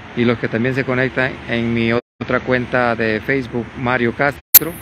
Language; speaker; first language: Spanish; native; Spanish